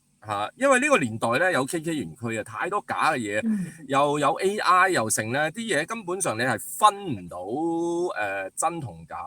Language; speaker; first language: Cantonese; native; Cantonese